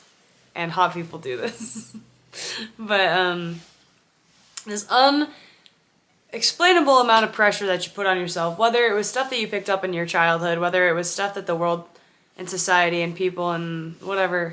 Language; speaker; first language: English; native; English